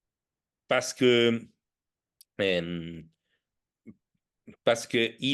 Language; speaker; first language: French; non-native, fluent; Italian